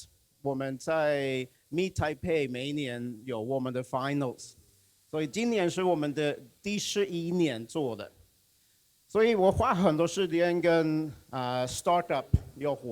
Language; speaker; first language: Chinese; non-native, fluent; Swedish